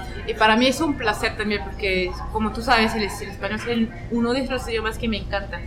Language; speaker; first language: Spanish; non-native, fluent; French